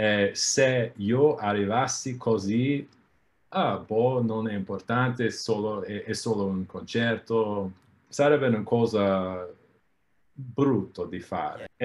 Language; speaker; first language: Italian; non-native, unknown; English